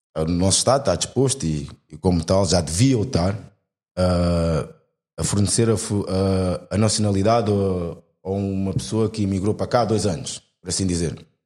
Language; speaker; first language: Portuguese; native; Portuguese